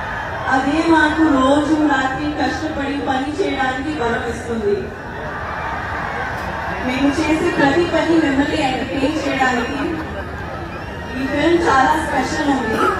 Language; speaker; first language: Telugu; non-native, learner; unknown